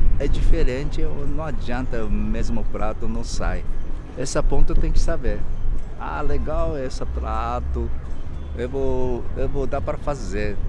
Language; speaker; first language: Portuguese; non-native, learner; Japanese